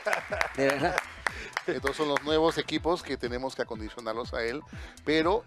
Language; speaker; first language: Spanish; native; Spanish